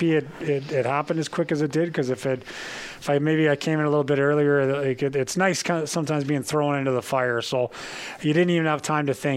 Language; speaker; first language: English; native; English